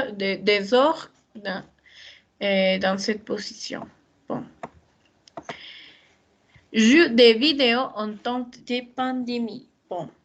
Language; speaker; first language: French; non-native, learner; Spanish